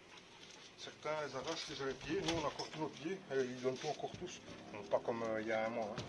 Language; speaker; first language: French; native; French